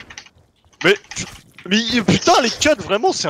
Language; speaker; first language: French; native; French